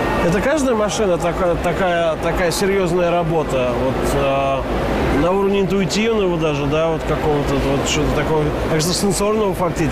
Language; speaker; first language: Russian; native; Russian